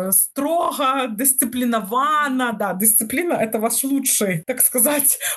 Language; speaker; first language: Russian; non-native, local second language; Belarusian